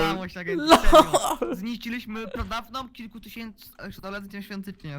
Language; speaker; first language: Polish; native; Polish